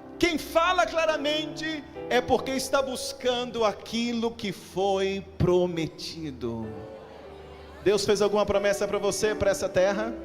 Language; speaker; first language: Portuguese; native; Portuguese